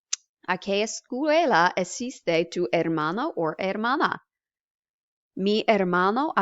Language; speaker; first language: Spanish; non-native, fluent; English